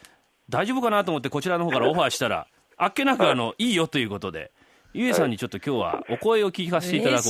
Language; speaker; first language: Japanese; native; Japanese